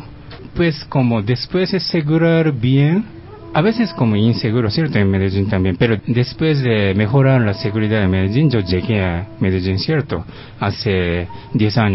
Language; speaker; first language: Spanish; non-native, fluent; Japanese